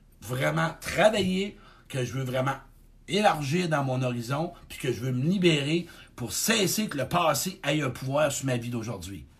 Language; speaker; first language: French; native; French